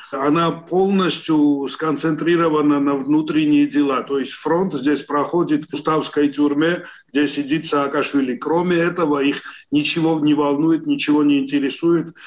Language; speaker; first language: Russian; non-native, local second language; Georgian